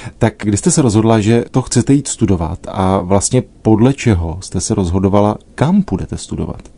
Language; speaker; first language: Czech; native; Czech